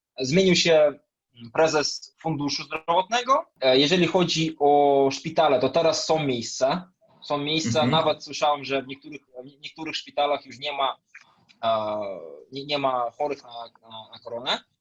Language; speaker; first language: Polish; non-native, fluent; Russian